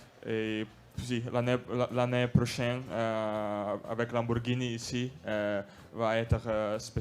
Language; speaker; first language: French; non-native, learner; Russian